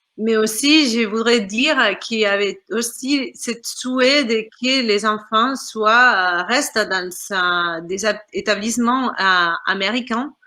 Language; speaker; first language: French; non-native, fluent; Spanish